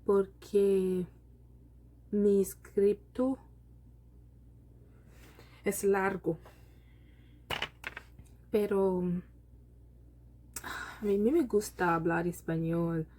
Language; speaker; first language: Spanish; non-native, learner; Lingala